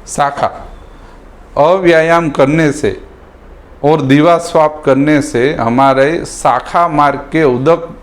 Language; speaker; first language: Hindi; non-native, local second language; Gujarati